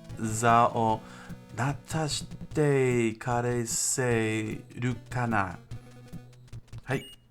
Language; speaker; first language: Japanese; non-native, learner; English